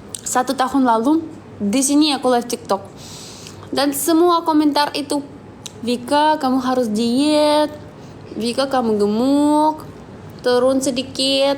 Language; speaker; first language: Indonesian; non-native, fluent; Russian